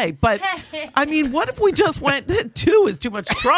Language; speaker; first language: English; native; English